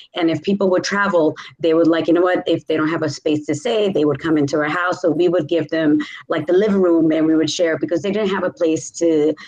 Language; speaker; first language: English; native; English